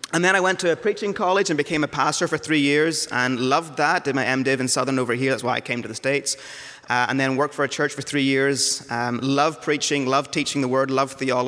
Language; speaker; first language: English; native; English